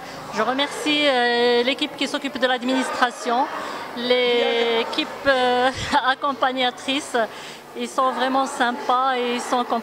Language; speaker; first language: French; non-native, local second language; Arabic